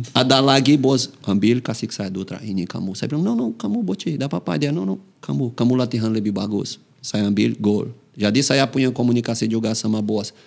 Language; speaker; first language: Indonesian; non-native, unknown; Portuguese